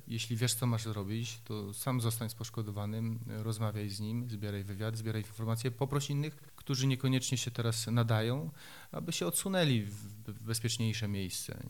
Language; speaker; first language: Polish; native; Polish